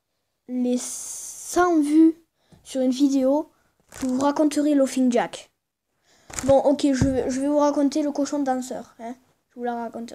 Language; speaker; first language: French; native; French